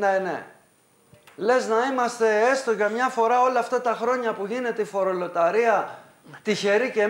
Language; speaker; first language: Greek; native; Greek